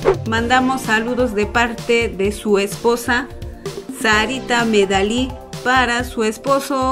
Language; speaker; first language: Spanish; native; Spanish